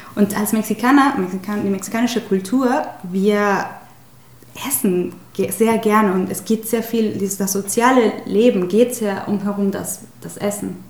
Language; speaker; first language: German; non-native, fluent; Spanish